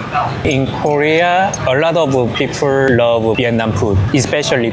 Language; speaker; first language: English; non-native, learner; Korean